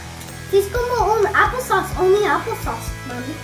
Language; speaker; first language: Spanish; early bilingual, heritage; English